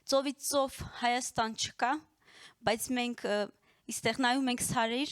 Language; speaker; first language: Armenian; early bilingual, heritage; Armenian